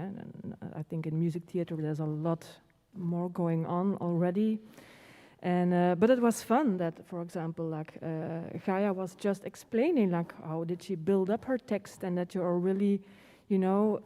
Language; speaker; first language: English; non-native, fluent; Dutch